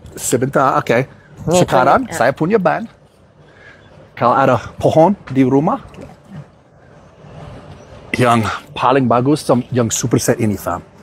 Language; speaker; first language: Indonesian; non-native, fluent; English